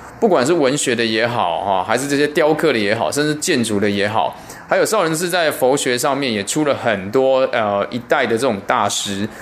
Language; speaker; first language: Chinese; native; Chinese